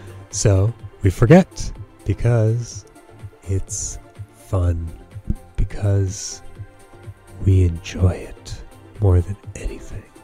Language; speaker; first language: English; native; English